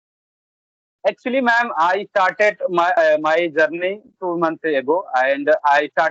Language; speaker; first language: English; non-native, learner; Bhojpuri